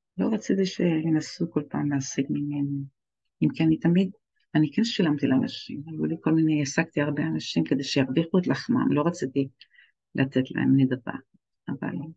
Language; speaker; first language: Hebrew; native; Hebrew